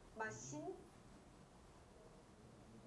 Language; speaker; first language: Korean; non-native, learner; English